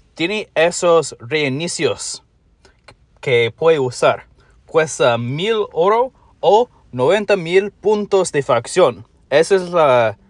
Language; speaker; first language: Spanish; non-native, learner; English